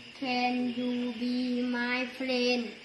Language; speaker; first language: English; non-native, learner; Thai